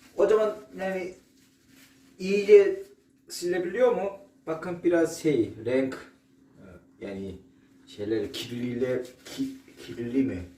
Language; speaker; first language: Turkish; non-native, learner; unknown